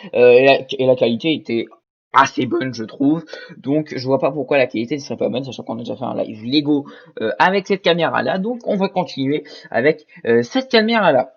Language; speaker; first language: French; native; French